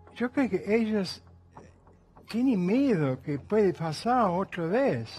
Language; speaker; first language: Spanish; non-native, fluent; English